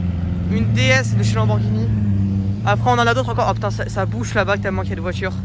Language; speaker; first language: French; native; French